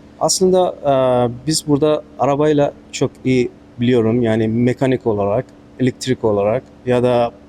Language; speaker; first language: Turkish; non-native, learner; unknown